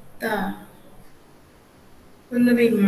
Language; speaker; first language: Korean; non-native, learner; Indonesian